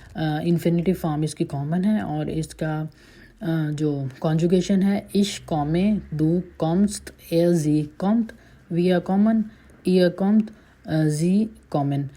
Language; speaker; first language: Urdu; native; Urdu